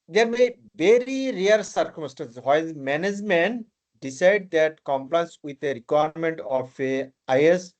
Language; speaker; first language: English; non-native, local second language; Bangla